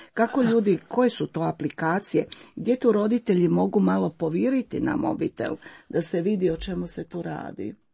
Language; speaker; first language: Croatian; native; Croatian